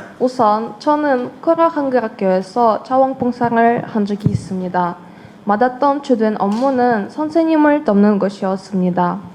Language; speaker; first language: Korean; non-native, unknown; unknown